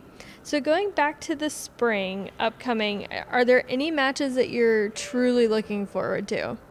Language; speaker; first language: English; native; English